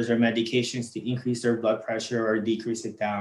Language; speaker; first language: English; non-native, local second language; Filipino